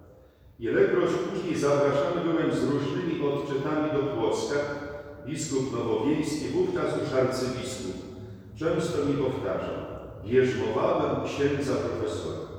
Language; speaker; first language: Polish; native; Polish